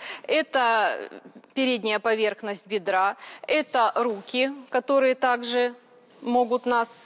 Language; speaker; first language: Russian; native; Russian